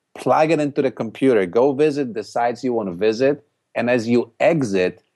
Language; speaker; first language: English; non-native, fluent; Polish